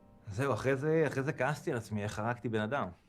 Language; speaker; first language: Hebrew; native; Hebrew